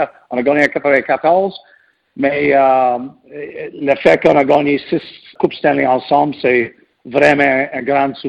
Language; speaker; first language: French; non-native, local second language; English